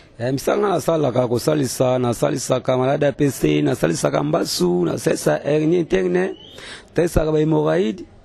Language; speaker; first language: Lingala; non-native, local second language; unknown